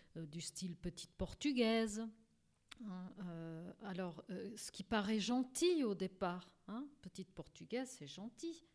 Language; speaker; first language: French; early bilingual, other home language; Portuguese